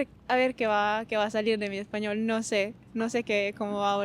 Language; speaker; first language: Spanish; non-native, fluent; Italian